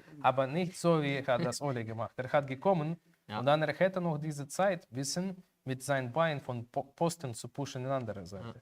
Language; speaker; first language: German; non-native, learner; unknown